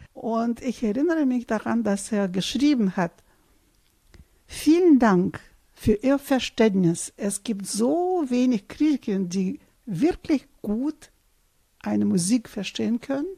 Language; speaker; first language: German; non-native, fluent; Russian